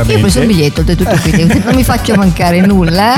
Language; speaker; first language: Italian; native; Italian